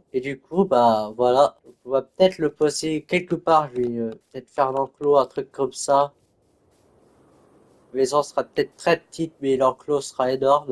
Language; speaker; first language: French; native; French